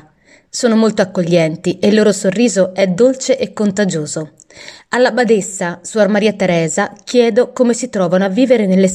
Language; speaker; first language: Italian; native; Italian